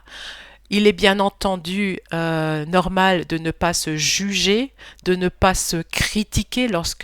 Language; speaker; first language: French; native; French